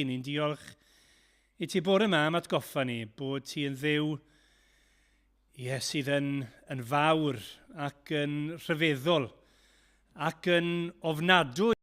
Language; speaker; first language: Welsh; native; Welsh